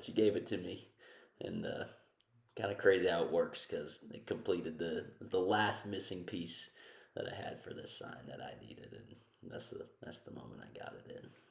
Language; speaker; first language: English; native; English